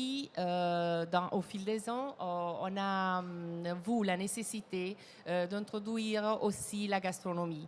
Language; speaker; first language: French; non-native, fluent; Italian